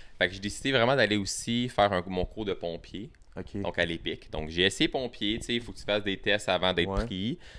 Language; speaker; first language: French; native; French